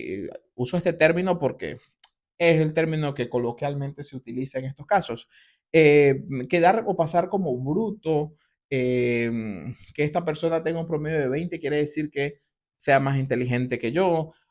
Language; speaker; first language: Spanish; native; Spanish